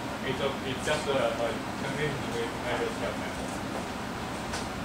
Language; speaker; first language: English; non-native, fluent; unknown